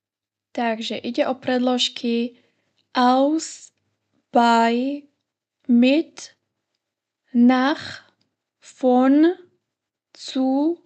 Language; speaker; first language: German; non-native, fluent; Slovak